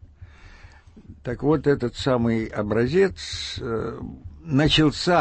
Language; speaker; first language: Russian; native; Russian